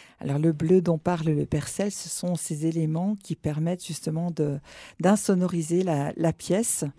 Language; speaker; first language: French; native; French